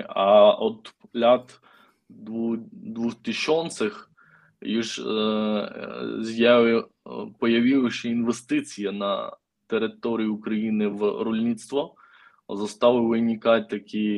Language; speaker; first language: Polish; non-native, learner; Ukrainian